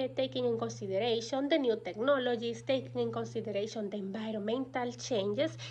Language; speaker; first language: English; non-native, fluent; Spanish